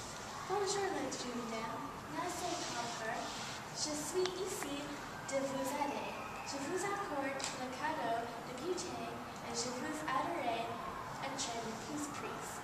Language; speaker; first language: French; non-native, learner; English